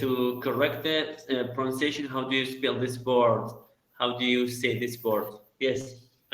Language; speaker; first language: English; non-native, learner; Arabic